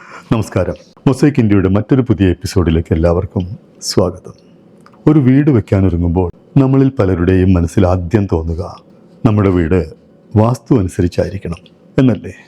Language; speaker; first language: Malayalam; native; Malayalam